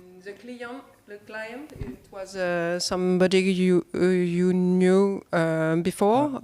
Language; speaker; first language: English; non-native, learner; French